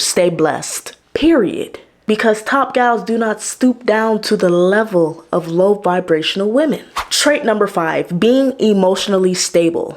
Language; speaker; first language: English; native; English